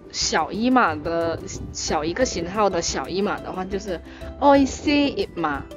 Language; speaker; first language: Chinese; non-native, local second language; Hakka Chinese